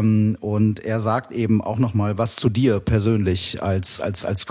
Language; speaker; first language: German; native; German